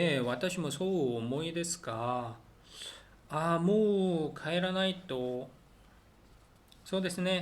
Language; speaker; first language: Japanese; non-native, learner; Korean